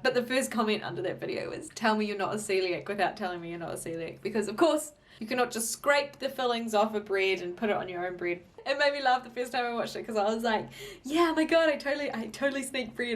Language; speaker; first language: English; native; English